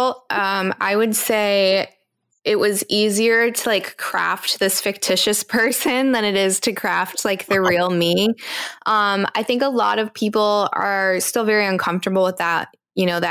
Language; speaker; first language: English; native; English